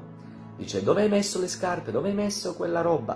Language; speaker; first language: Italian; native; Italian